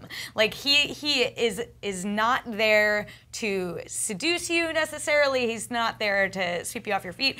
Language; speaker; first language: English; native; English